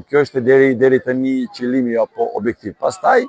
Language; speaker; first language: Albanian; non-native, learner; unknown